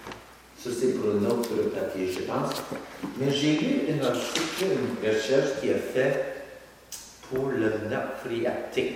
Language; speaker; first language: French; non-native, learner; English